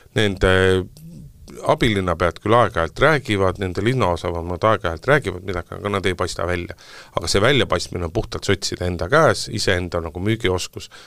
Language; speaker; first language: Estonian; native; Estonian